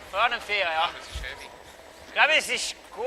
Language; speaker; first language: German; non-native, fluent; French